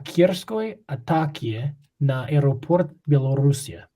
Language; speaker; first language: Russian; non-native, learner; English